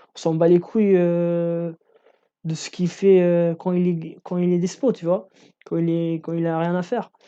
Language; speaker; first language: French; non-native, fluent; English